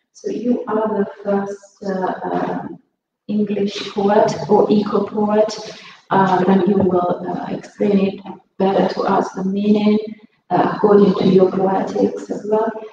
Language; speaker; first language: English; non-native, fluent; Italian